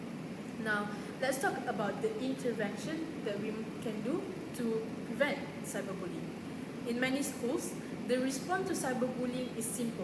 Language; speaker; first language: English; non-native, local second language; Malay